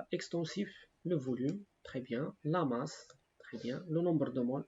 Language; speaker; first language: French; non-native, local second language; Arabic